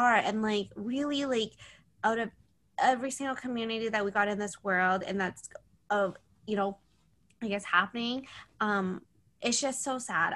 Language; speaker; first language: English; native; English